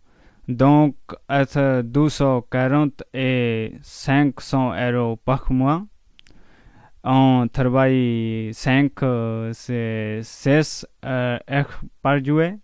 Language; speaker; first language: French; non-native, learner; Punjabi